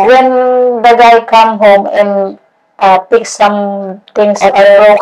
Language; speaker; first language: English; non-native, learner; Indonesian